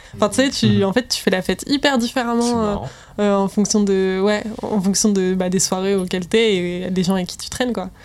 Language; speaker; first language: French; native; French